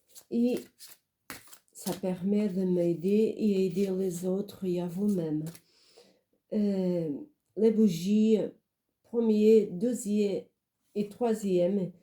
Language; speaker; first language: French; non-native, fluent; Portuguese